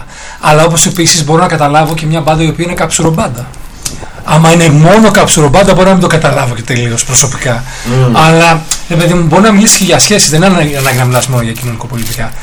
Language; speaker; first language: Greek; native; Greek